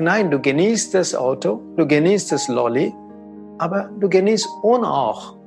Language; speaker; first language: German; non-native, fluent; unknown